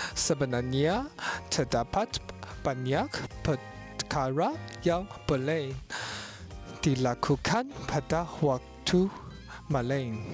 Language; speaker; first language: Malay; non-native, learner; Chinese